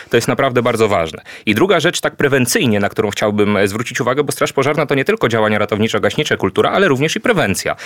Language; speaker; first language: Polish; native; Polish